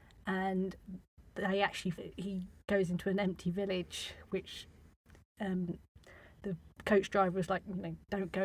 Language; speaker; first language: English; native; English